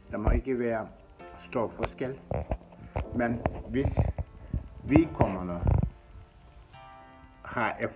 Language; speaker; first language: Danish; non-native, fluent; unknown